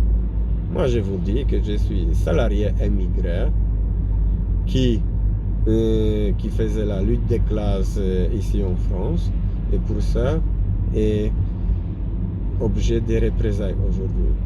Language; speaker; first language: French; non-native, fluent; Polish